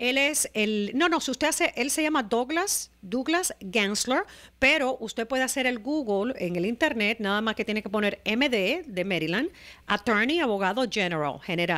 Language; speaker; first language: Spanish; native; Spanish